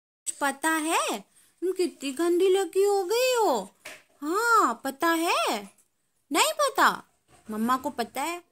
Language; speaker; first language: Hindi; native; Hindi